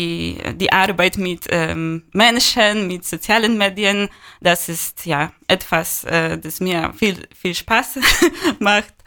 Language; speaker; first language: German; non-native, learner; Polish